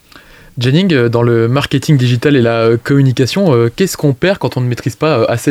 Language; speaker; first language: French; native; French